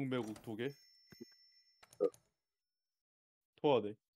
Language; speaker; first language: Korean; native; Korean